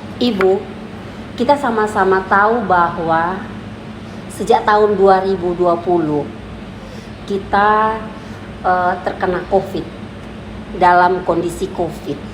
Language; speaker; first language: Indonesian; native; Indonesian